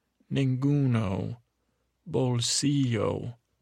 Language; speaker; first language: Spanish; non-native, learner; English